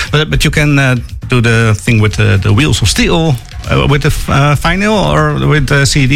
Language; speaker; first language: English; non-native, fluent; Dutch